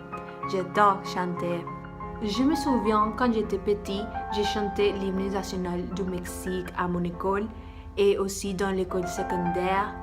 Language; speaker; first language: French; non-native, learner; Spanish